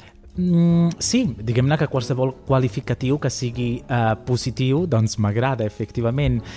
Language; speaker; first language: Catalan; non-native, fluent; Italian